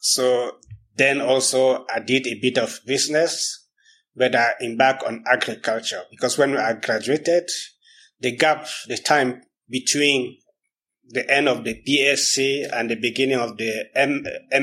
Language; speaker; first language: English; non-native, local second language; French